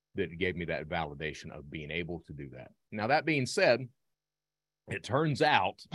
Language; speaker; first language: English; native; English